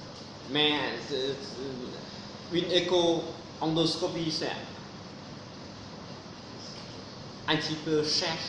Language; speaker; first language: French; non-native, fluent; Vietnamese